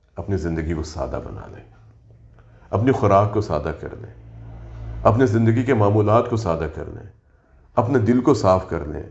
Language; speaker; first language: Urdu; native; Urdu